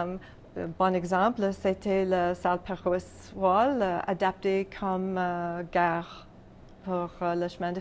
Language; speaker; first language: French; non-native, local second language; English